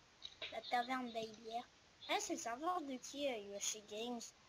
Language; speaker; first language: French; native; French